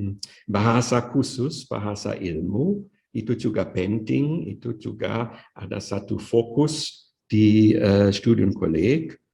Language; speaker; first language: Indonesian; non-native, fluent; German